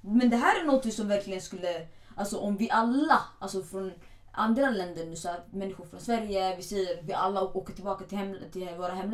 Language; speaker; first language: Swedish; early bilingual, other home language; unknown